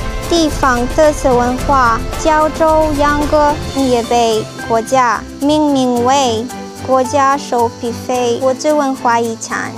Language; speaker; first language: Chinese; non-native, learner; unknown